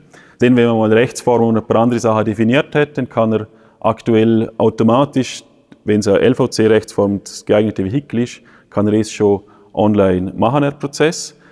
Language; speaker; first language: German; native; German